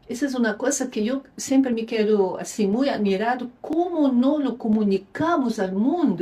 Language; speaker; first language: Spanish; non-native, fluent; Luxembourgish